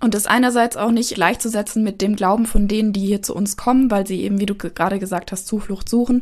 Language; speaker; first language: German; native; German